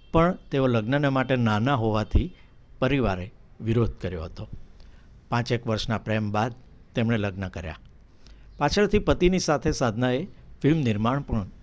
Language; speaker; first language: Gujarati; native; Gujarati